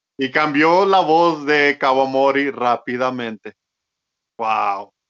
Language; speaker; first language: Spanish; early bilingual, heritage; Spanish